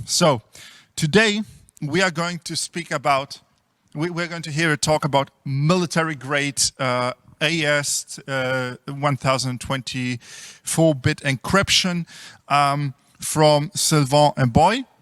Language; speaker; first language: English; non-native, fluent; German